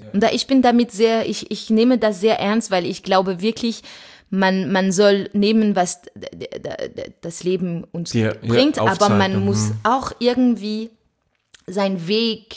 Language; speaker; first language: German; non-native, fluent; French